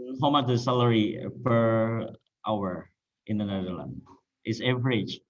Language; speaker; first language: English; non-native, learner; Indonesian